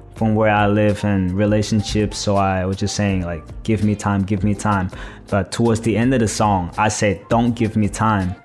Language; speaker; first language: English; non-native, fluent; Thai